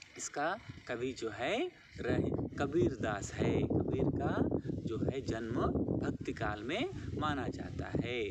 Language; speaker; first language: Hindi; non-native, local second language; Telugu